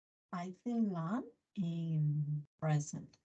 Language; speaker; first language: English; non-native, learner; Spanish